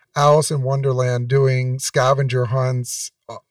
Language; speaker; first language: English; native; English